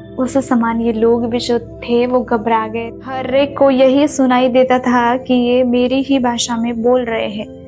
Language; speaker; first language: Hindi; non-native, local second language; Marathi